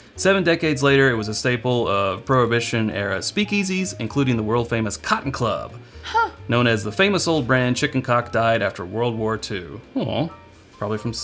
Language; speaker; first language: English; native; English